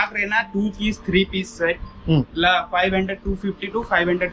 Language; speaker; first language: Tamil; non-native, learner; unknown